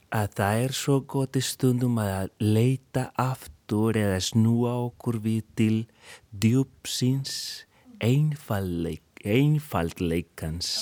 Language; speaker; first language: Icelandic; non-native, fluent; Spanish